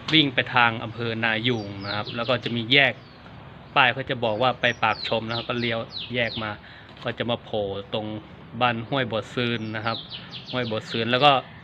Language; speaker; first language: Thai; native; Thai